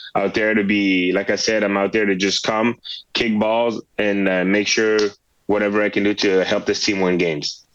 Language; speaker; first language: English; non-native, fluent; French